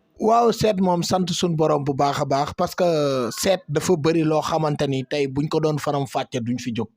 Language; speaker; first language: Wolof; native; Wolof